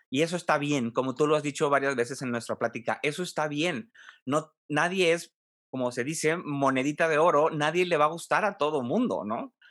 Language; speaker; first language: Spanish; native; Spanish